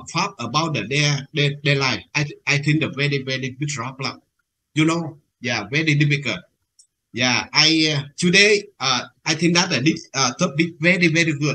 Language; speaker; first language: English; non-native, learner; Vietnamese